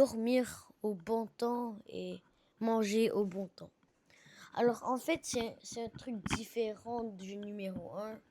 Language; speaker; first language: French; non-native, learner; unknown